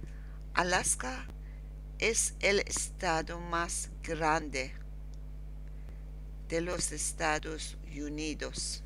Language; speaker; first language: Spanish; non-native, learner; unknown